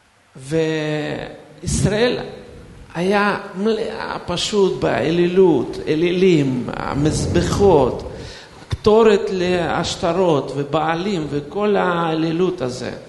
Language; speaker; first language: Hebrew; non-native, fluent; Russian